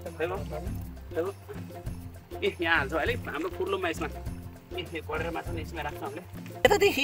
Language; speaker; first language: Nepali; non-native, local second language; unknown